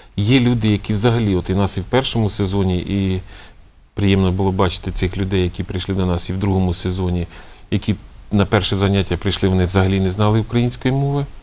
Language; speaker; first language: Ukrainian; native; Ukrainian